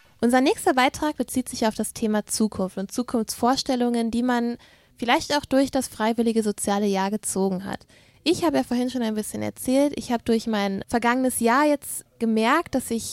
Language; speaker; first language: German; native; German